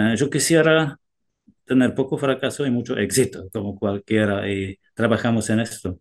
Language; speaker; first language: Spanish; non-native, fluent; Czech